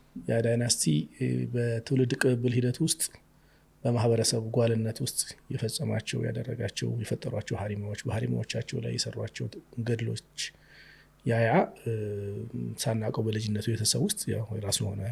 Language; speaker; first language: Amharic; native; Amharic